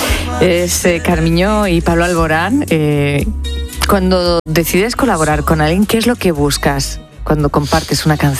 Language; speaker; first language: Spanish; native; Spanish